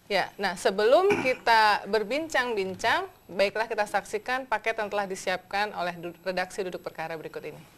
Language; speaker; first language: Indonesian; native; Indonesian